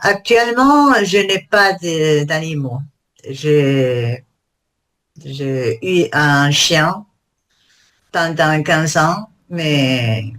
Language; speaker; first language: French; non-native, learner; Spanish